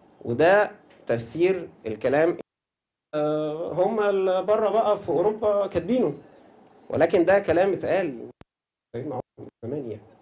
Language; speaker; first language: Arabic; native; Arabic